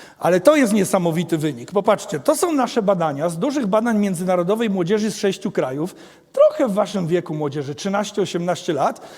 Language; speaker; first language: Polish; native; Polish